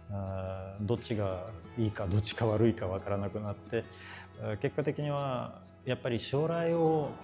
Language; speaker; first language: Japanese; non-native, fluent; Russian